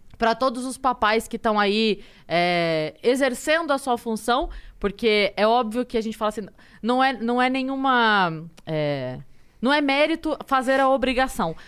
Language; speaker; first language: Portuguese; native; Portuguese